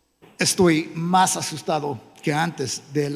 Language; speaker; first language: Spanish; non-native, fluent; English